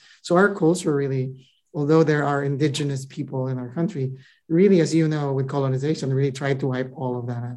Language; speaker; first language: English; non-native, local second language; Filipino